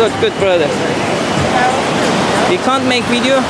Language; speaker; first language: English; non-native, learner; Turkish